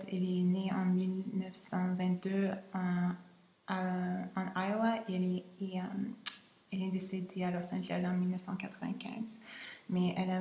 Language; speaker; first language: French; non-native, local second language; English